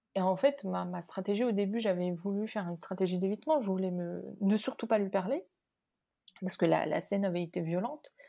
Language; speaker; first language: French; non-native, local second language; Arabic